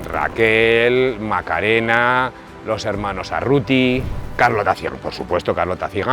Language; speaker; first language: Spanish; native; Spanish